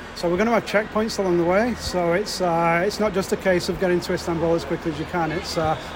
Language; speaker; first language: English; native; English